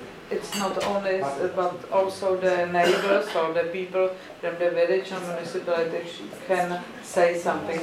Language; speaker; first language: English; non-native, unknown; Czech